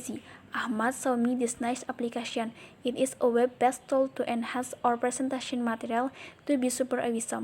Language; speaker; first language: English; non-native, learner; Indonesian